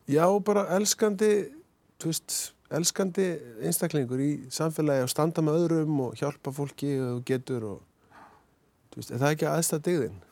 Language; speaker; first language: Icelandic; native; Icelandic